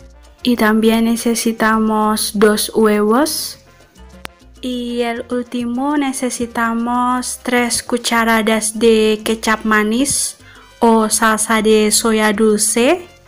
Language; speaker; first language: Spanish; non-native, fluent; Indonesian